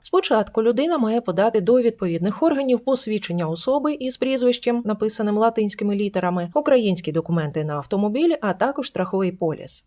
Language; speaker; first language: Ukrainian; native; Ukrainian